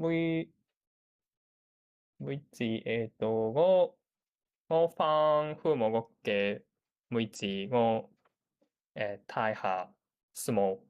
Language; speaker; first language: Chinese; non-native, learner; Japanese